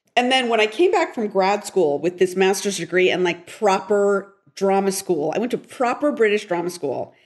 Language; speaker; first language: English; early bilingual, other home language; Spanish